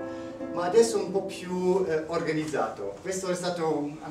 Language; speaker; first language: Italian; non-native, learner; German